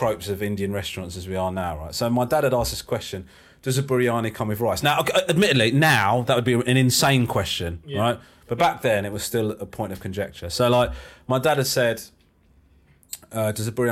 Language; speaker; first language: English; native; English